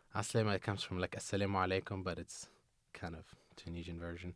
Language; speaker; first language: English; non-native, fluent; Arabic